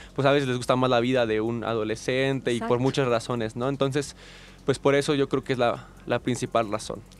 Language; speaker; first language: Spanish; native; Spanish